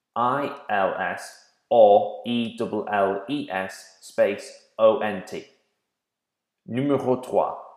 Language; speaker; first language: French; non-native, fluent; English